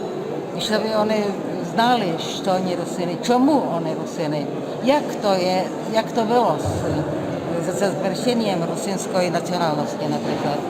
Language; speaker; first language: Czech; non-native, learner; Rusyn